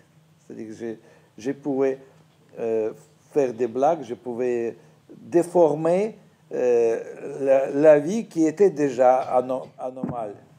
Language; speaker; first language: French; non-native, fluent; Russian